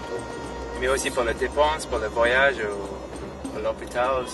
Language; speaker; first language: French; non-native, fluent; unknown